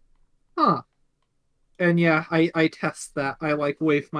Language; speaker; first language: English; native; English